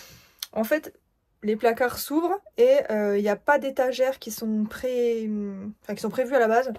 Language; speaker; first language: French; native; French